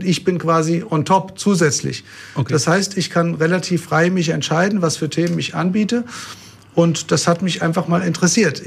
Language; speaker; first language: German; native; German